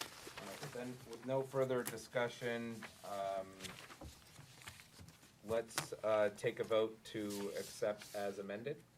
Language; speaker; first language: English; native; English